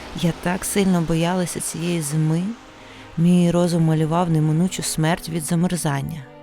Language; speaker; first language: Ukrainian; non-native, local second language; Russian